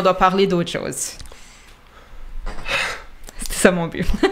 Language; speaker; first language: French; native; French